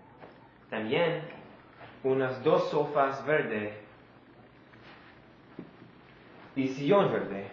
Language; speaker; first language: Spanish; non-native, learner; English